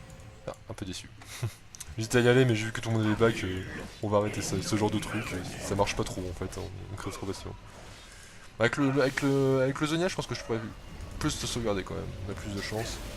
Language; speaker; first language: French; native; French